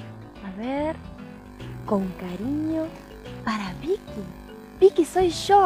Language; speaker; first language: Spanish; native; Spanish